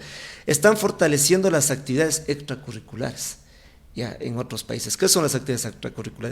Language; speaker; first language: Spanish; native; Spanish